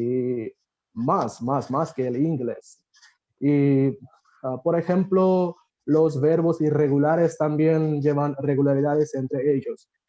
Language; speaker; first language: Spanish; non-native, fluent; Bangla